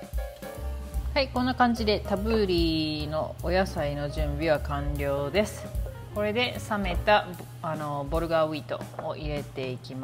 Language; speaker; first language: Japanese; native; Japanese